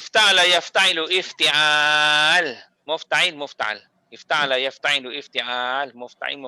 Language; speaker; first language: Arabic; non-native, fluent; Malay